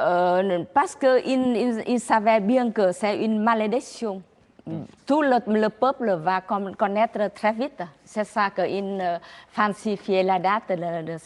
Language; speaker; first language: French; non-native, learner; Vietnamese